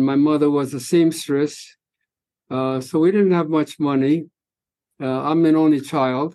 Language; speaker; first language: English; early bilingual, other home language; Spanish